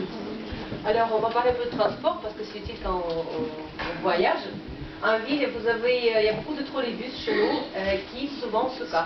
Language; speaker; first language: French; non-native, fluent; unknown